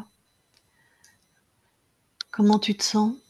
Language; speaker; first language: French; native; French